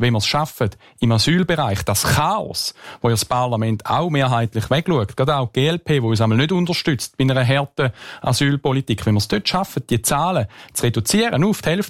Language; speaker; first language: German; native; German